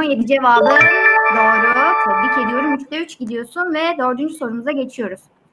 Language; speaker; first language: Turkish; native; Turkish